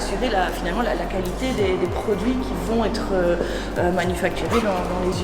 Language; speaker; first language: French; native; French